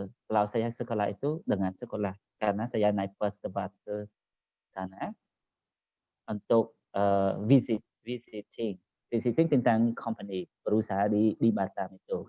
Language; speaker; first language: Indonesian; non-native, learner; Khmer